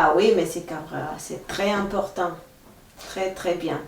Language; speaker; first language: French; non-native, fluent; Spanish